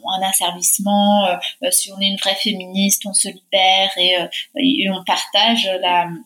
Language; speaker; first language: French; early bilingual, heritage; Spanish